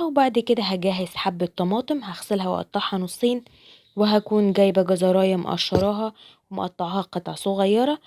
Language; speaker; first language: Arabic; native; Arabic